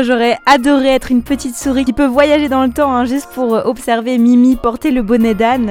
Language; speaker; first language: French; native; French